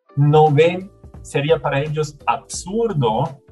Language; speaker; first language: Spanish; non-native, fluent; German